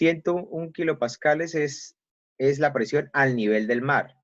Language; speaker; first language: Spanish; native; Spanish